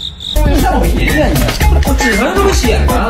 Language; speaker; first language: Chinese; native; Chinese